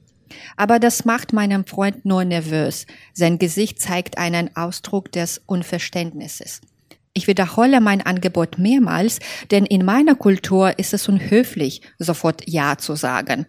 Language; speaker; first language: German; non-native, fluent; Belarusian